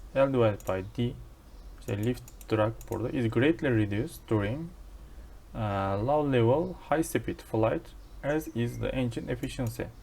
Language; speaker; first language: English; non-native, fluent; Turkish